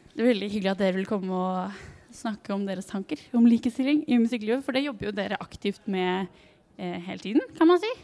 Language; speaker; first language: Norwegian; native; Norwegian